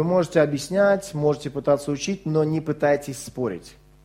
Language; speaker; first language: Russian; native; Russian